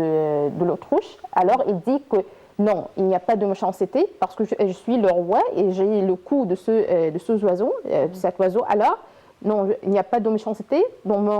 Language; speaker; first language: French; non-native, learner; Arabic